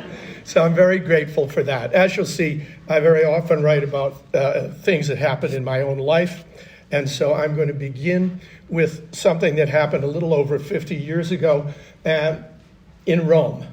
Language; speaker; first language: English; native; English